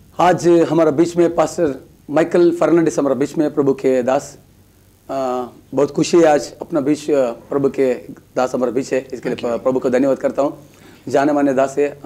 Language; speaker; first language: Hindi; non-native, local second language; Kannada